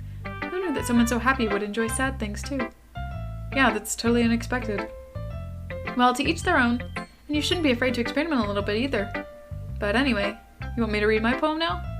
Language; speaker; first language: English; native; English